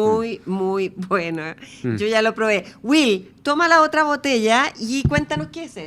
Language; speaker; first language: Spanish; native; Spanish